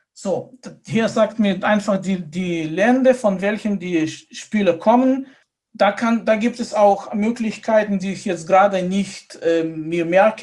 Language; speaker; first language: German; non-native, fluent; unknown